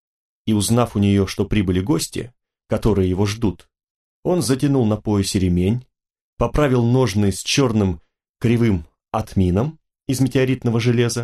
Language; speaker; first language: Russian; native; Russian